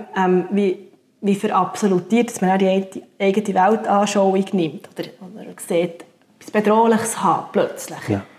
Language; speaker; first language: German; native; German